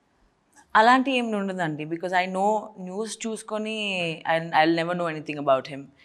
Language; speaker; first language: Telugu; non-native, fluent; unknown